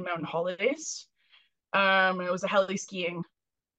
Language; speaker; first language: English; native; English